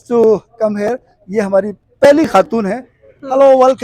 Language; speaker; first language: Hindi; non-native, local second language; Balti